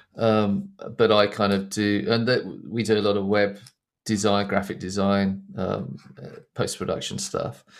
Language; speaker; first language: English; native; English